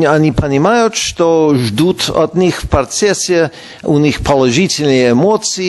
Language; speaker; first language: Russian; non-native, fluent; English